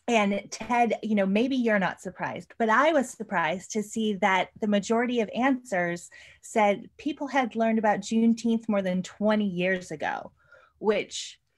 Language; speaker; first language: English; native; English